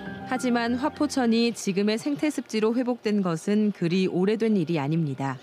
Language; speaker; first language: Korean; native; Korean